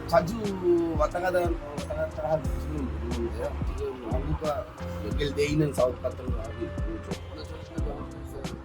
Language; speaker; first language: Korean; non-native, fluent; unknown